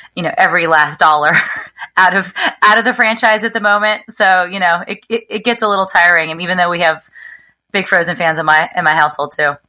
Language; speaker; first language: English; native; English